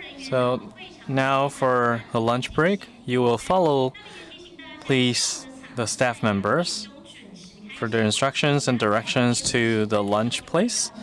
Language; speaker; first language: English; non-native, fluent; Chinese